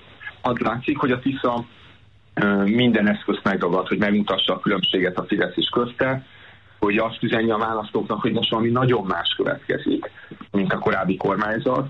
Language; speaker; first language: Hungarian; native; Hungarian